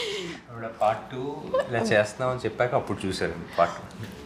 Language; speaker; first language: Telugu; native; Telugu